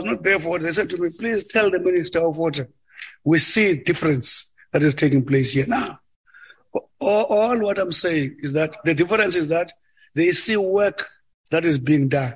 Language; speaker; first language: English; non-native, local second language; Xhosa